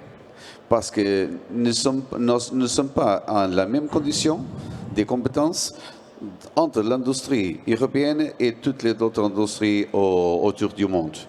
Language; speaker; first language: French; non-native, learner; Portuguese